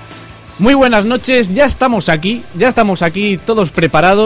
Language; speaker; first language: Spanish; native; Spanish